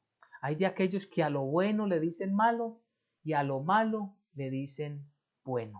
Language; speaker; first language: Spanish; native; Spanish